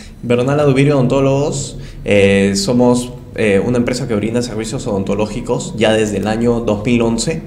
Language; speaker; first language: Spanish; native; Spanish